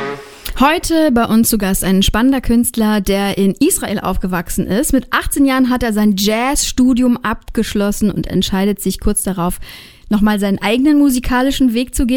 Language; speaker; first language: German; native; German